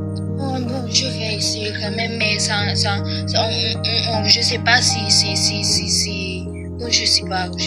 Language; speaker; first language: French; non-native, local second language; Haitian Creole